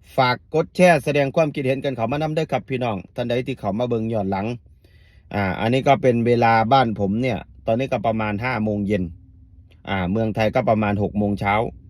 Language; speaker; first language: Thai; native; Thai